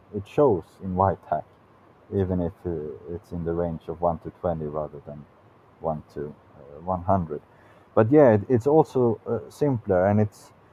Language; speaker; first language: English; non-native, fluent; Swedish